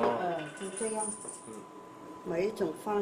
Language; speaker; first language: Chinese; non-native, local second language; Min Nan Chinese